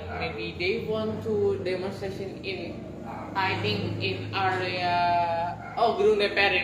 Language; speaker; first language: English; non-native, learner; Indonesian